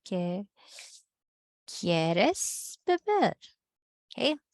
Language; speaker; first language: Spanish; non-native, fluent; Filipino